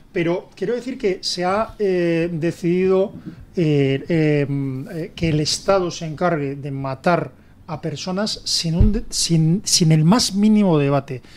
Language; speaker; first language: Spanish; native; Spanish